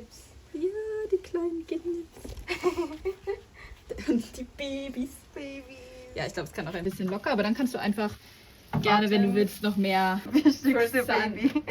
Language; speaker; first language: German; non-native, fluent; Korean